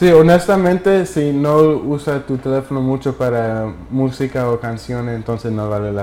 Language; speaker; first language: Spanish; early bilingual, heritage; English